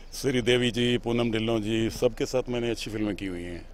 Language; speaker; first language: Hindi; native; Hindi